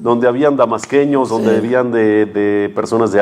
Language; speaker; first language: Spanish; native; Spanish